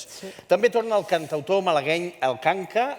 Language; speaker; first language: Catalan; native; Catalan